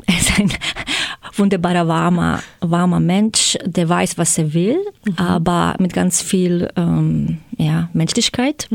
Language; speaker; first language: German; non-native, fluent; Croatian